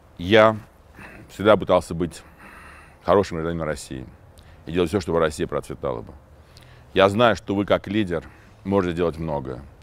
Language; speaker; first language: Russian; non-native, local second language; Armenian